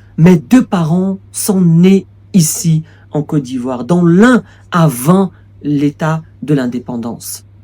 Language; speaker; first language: French; native; French